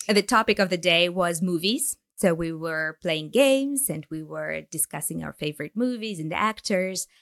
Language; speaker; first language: English; non-native, fluent; Ukrainian